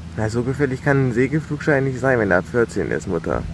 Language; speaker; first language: German; native; German